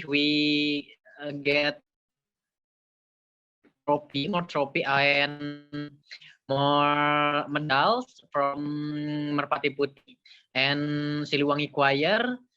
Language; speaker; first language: English; non-native, learner; Indonesian